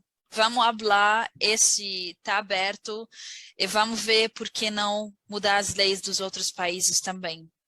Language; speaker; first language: Portuguese; non-native, learner; Arabic